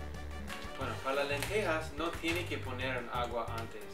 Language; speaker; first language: Spanish; early bilingual, heritage; English